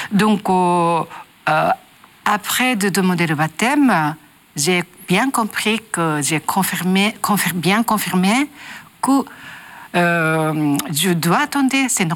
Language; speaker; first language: French; non-native, learner; Japanese